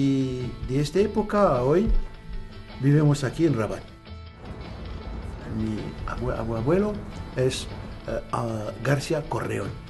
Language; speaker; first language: Spanish; non-native, fluent; Arabic